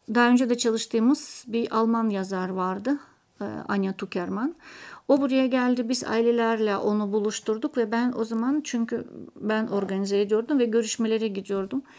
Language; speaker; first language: Turkish; non-native, fluent; Russian